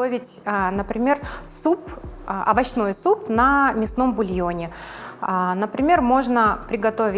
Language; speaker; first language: Russian; native; Russian